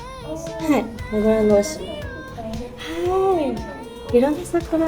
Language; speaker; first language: Japanese; non-native, learner; French